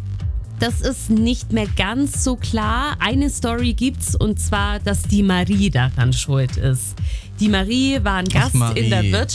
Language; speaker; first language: German; native; German